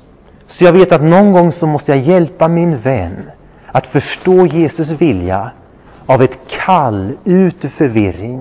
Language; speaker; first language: Swedish; non-native, fluent; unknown